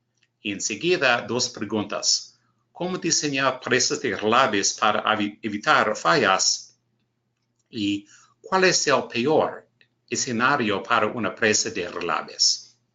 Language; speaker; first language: Spanish; non-native, learner; English